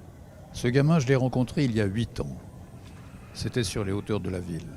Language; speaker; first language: French; native; French